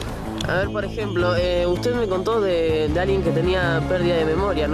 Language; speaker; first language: Spanish; native; Spanish